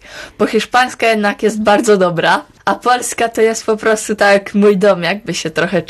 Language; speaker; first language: Polish; early bilingual, heritage; Polish